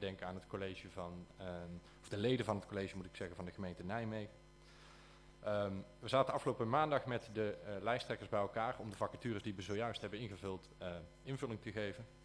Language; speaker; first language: Dutch; native; Dutch